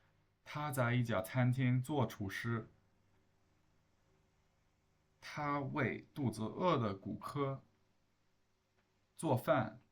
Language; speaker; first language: Chinese; non-native, learner; English